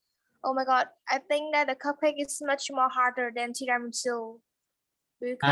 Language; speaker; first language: English; non-native, learner; Vietnamese